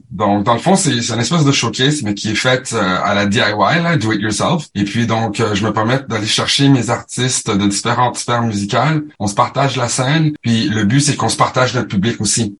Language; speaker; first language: French; native; French